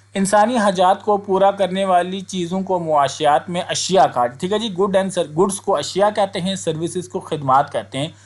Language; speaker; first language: Urdu; non-native, local second language; Punjabi